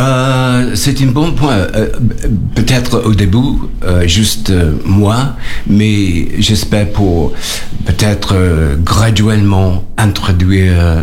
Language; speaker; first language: French; non-native, learner; English